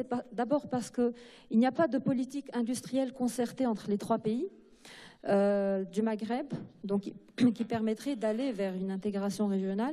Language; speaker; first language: French; non-native, local second language; Arabic